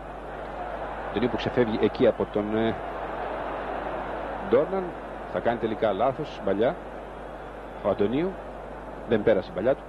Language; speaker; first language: Greek; native; Greek